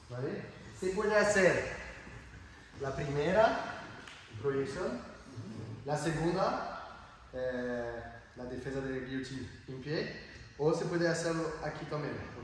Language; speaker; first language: Spanish; non-native, learner; French